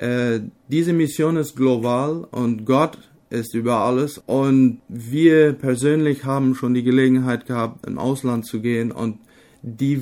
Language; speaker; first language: German; non-native, local second language; Low German